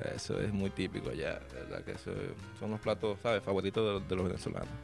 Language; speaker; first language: Spanish; native; Spanish